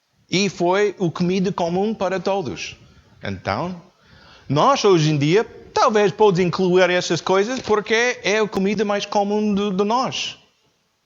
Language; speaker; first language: Portuguese; non-native, learner; English